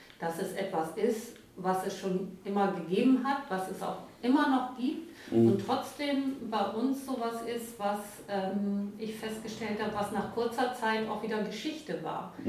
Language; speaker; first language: German; native; German